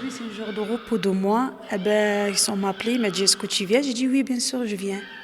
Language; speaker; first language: French; non-native, learner; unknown